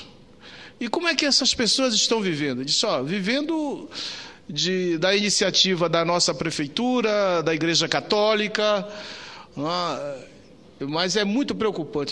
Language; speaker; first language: Portuguese; native; Portuguese